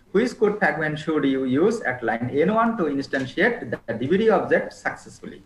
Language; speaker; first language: English; non-native, local second language; Bangla